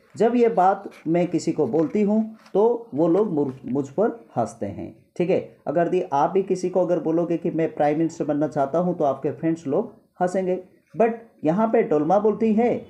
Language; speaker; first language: Hindi; non-native, local second language; Gujarati